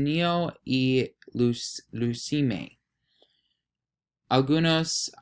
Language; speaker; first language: Spanish; non-native, learner; English